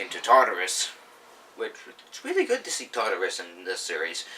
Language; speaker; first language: English; native; English